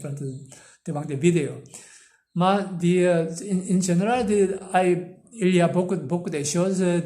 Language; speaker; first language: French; non-native, learner; Korean